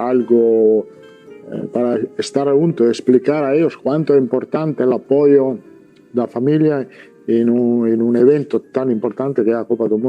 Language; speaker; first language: Portuguese; non-native, learner; Italian